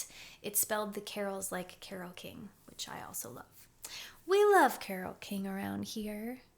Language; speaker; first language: English; native; English